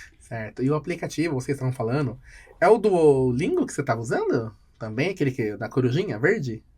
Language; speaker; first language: Portuguese; native; Portuguese